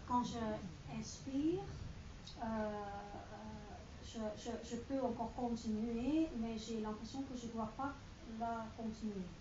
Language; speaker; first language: French; non-native, learner; Dutch